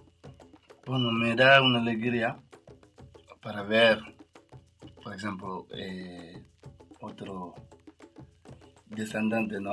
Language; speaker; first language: Spanish; non-native, learner; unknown